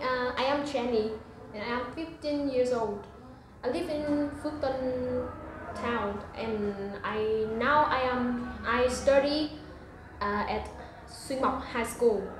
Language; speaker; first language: English; non-native, learner; Vietnamese